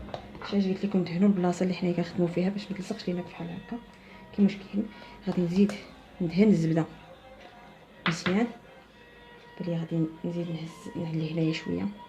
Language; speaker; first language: Arabic; native; Arabic